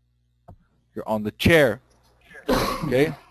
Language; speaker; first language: English; non-native, fluent; Portuguese